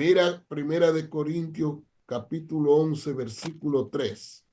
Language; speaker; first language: Spanish; non-native, fluent; English